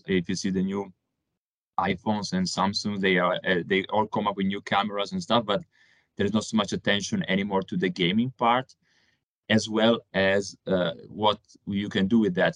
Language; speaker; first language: English; non-native, fluent; Italian